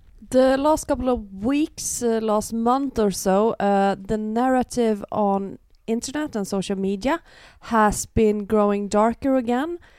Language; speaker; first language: English; non-native, fluent; Swedish